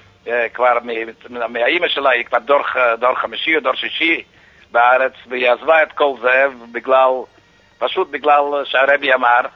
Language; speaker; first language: Hebrew; non-native, fluent; Yiddish